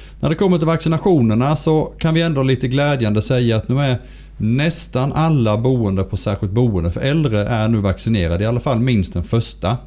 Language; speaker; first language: Swedish; native; Swedish